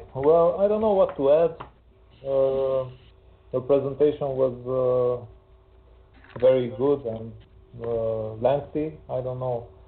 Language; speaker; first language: English; non-native, fluent; Hungarian